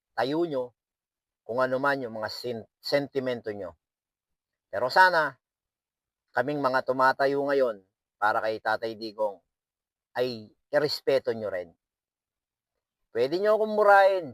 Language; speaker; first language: Filipino; native; Filipino